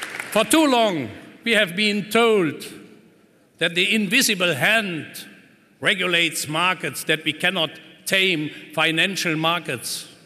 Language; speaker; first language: English; non-native, fluent; German